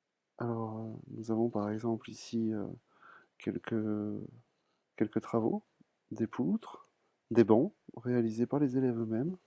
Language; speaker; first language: French; native; French